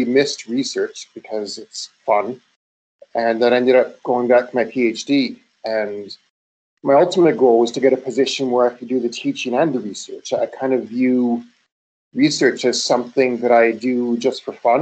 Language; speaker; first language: English; native; English